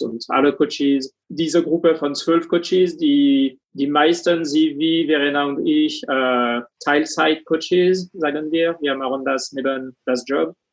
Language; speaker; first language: German; non-native, fluent; French